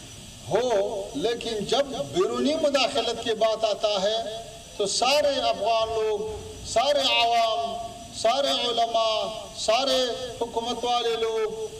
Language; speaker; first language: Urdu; non-native, fluent; Pashto